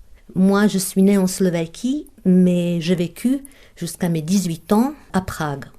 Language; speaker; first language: French; non-native, fluent; Czech